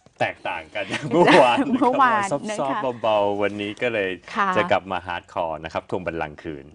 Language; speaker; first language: Thai; native; Thai